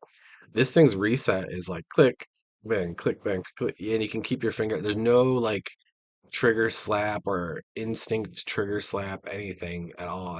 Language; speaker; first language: English; native; English